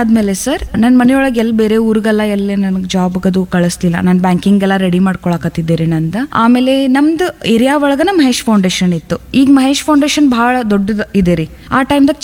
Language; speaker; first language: Kannada; native; Kannada